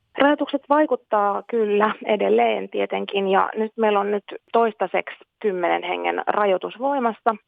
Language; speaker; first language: Finnish; native; Finnish